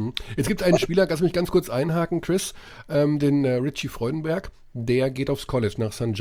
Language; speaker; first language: German; native; German